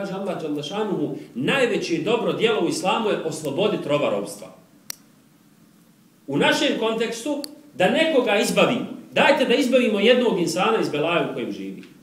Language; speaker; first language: Serbian; native; Serbian